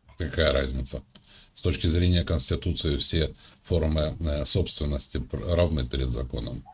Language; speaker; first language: Russian; native; Russian